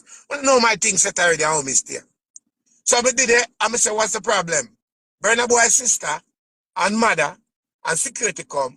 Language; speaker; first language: English; native; English